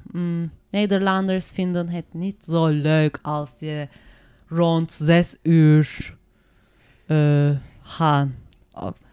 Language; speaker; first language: Dutch; non-native, learner; Turkish